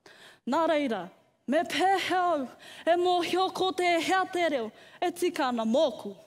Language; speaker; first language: Māori; non-native, local second language; English